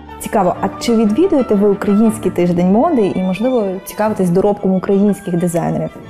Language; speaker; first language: Ukrainian; native; Ukrainian